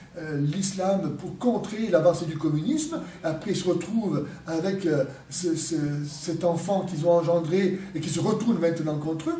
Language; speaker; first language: French; native; French